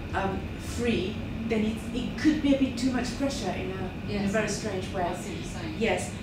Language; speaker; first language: English; non-native, fluent; Japanese